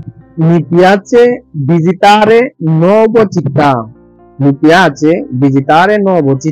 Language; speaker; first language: Italian; non-native, learner; Bangla